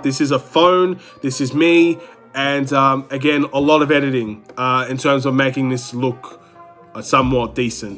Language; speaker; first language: English; native; English